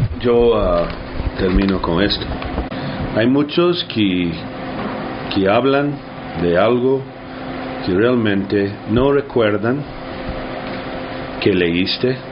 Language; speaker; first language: Spanish; early bilingual, heritage; English